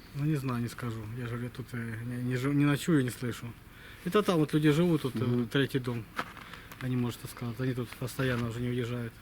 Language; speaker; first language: Russian; native; Russian